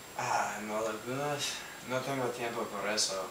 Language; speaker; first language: Spanish; non-native, learner; English